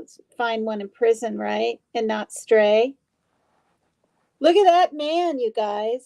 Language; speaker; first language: English; native; English